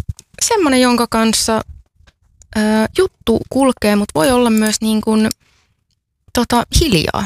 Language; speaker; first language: Finnish; native; Finnish